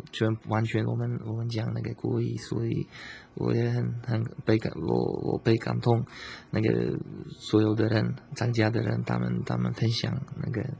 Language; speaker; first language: Chinese; non-native, learner; Slovak